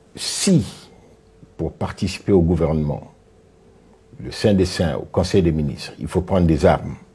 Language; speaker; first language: French; non-native, local second language; Sango